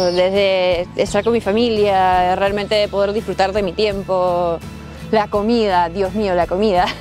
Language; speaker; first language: Spanish; early bilingual, heritage; Spanish